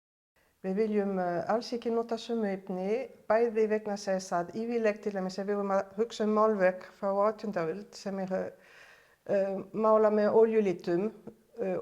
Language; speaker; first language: Icelandic; non-native, fluent; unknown